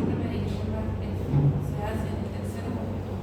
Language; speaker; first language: Spanish; native; Spanish